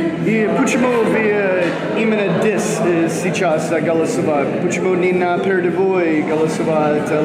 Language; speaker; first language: Russian; non-native, learner; English